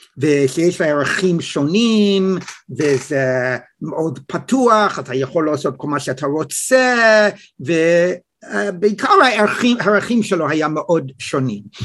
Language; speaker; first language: Hebrew; non-native, fluent; English